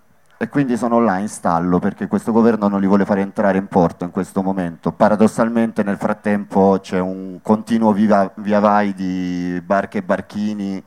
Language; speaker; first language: Italian; native; Italian